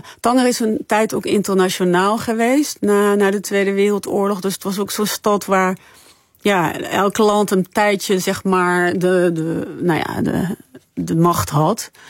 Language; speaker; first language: Dutch; early bilingual, other home language; French